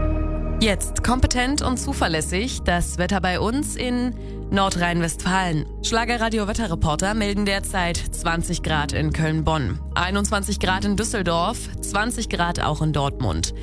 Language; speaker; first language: German; native; German